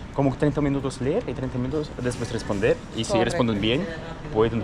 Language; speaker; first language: Spanish; non-native, fluent; German